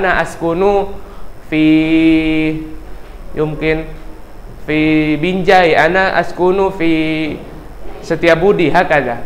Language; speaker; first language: Arabic; non-native, fluent; Indonesian